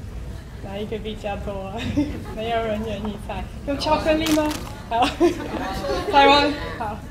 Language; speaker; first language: Chinese; non-native, fluent; English